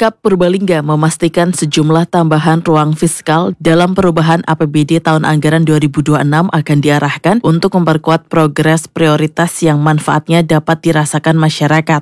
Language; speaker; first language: Indonesian; native; Indonesian